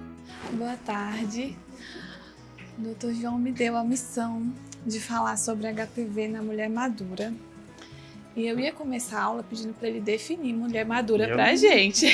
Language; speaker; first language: Portuguese; native; Portuguese